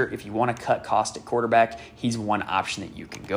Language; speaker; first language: English; native; English